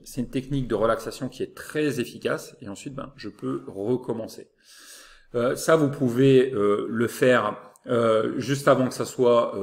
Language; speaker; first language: French; native; French